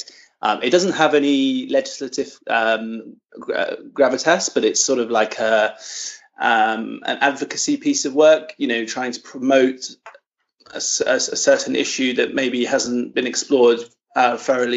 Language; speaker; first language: English; native; English